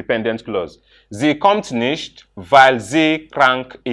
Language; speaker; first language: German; non-native, fluent; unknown